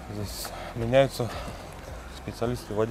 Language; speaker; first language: Russian; native; Russian